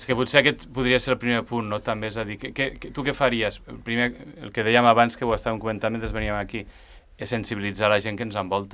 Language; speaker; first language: Catalan; native; Catalan